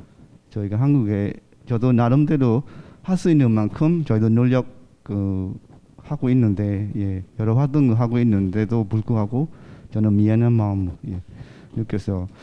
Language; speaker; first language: Korean; non-native, fluent; Burmese